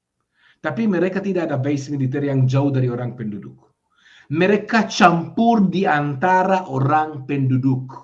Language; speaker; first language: Indonesian; non-native, fluent; Hebrew